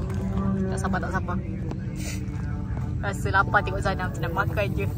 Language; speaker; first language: Malay; native; Malay